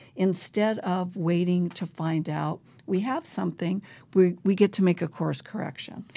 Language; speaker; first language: English; native; English